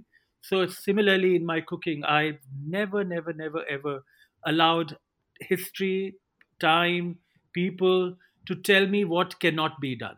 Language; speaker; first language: English; non-native, local second language; Hindi